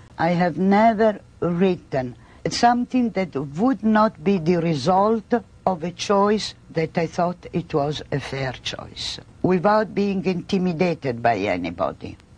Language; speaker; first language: English; non-native, fluent; Italian